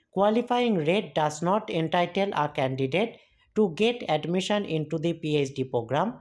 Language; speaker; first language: English; non-native, local second language; Bangla